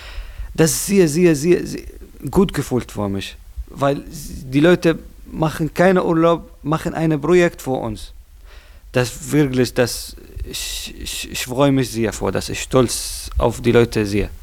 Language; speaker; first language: German; non-native, learner; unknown